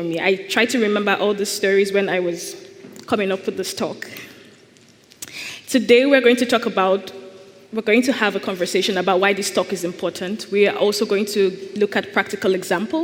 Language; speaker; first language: English; non-native, local second language; Igbo